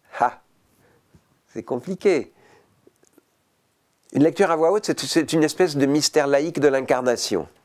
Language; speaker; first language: French; native; French